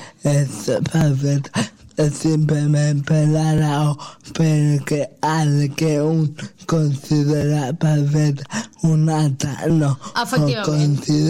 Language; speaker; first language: Catalan; non-native, local second language; Spanish